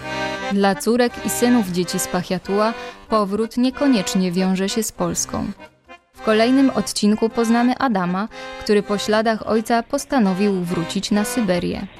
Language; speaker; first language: Polish; native; Polish